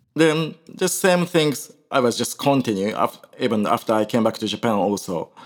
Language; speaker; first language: English; non-native, learner; Japanese